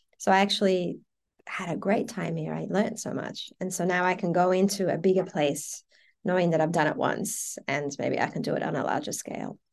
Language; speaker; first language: English; early bilingual, other home language; Persian